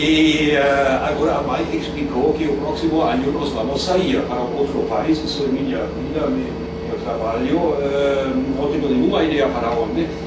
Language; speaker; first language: Portuguese; non-native, fluent; German